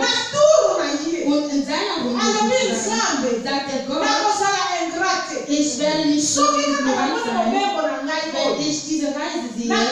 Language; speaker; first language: German; non-native, fluent; Lingala